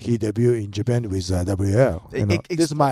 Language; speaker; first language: English; non-native, learner; Japanese